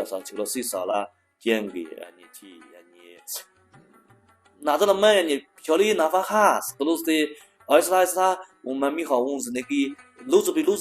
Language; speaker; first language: Persian; non-native, learner; Chinese